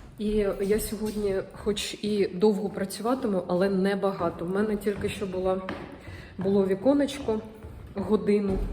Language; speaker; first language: Ukrainian; non-native, local second language; Russian